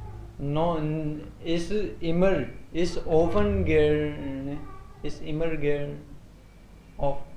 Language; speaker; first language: German; non-native, learner; Hindi